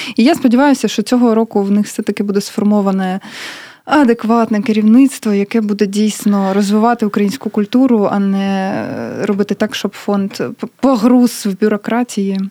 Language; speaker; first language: Ukrainian; native; Ukrainian